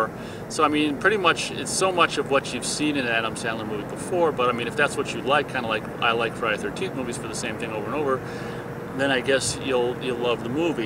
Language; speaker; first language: English; native; English